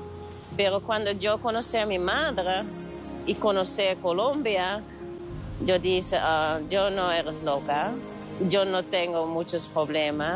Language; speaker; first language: Spanish; non-native, learner; Dutch